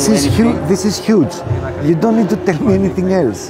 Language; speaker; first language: English; non-native, fluent; Greek